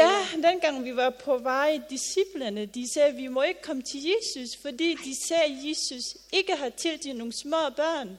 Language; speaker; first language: Danish; non-native, learner; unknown